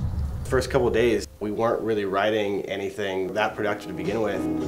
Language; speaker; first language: English; native; English